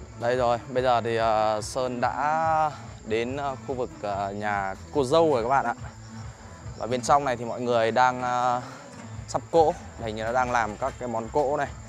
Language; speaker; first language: Vietnamese; native; Vietnamese